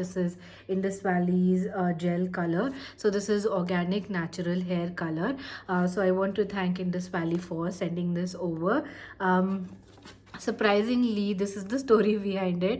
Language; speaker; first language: English; non-native, local second language; Hindi